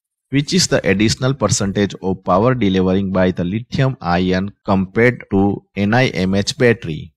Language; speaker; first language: English; non-native, local second language; Gujarati